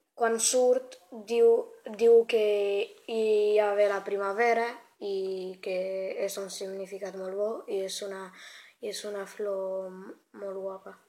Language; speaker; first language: Catalan; non-native, learner; Romanian